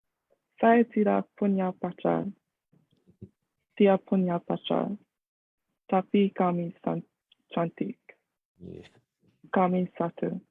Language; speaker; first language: Indonesian; non-native, learner; English